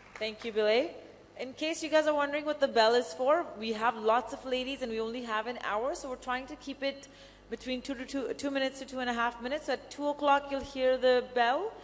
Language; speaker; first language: English; native; English